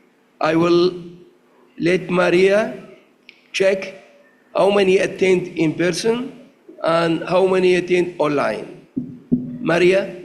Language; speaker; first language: English; non-native, learner; Arabic